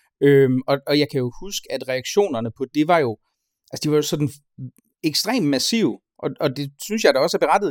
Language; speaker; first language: Danish; native; Danish